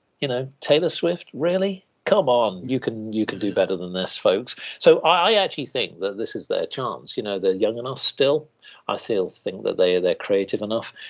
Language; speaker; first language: English; native; English